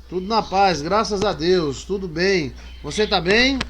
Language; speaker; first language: Portuguese; native; Portuguese